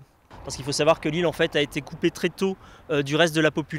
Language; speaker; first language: French; native; French